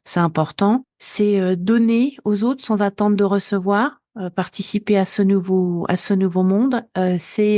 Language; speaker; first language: French; native; French